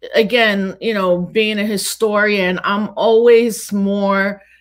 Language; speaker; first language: English; native; English